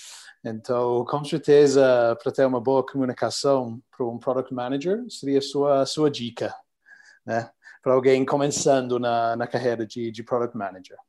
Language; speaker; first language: Portuguese; non-native, learner; English